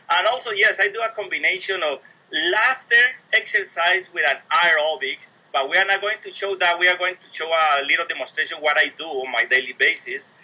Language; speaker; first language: English; non-native, learner; Spanish